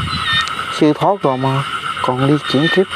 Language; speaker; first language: Vietnamese; native; Vietnamese